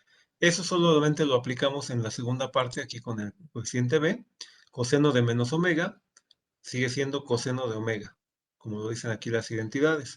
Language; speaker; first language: Spanish; native; Spanish